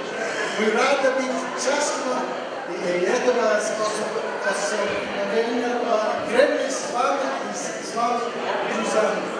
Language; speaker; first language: Russian; non-native, learner; English